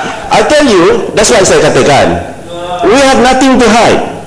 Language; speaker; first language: English; non-native, local second language; Malay